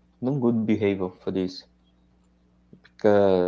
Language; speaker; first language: English; non-native, learner; Portuguese